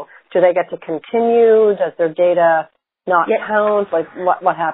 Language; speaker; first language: English; native; English